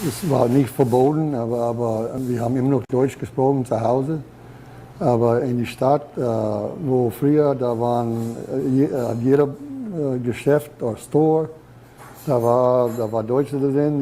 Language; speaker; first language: German; early bilingual, heritage; German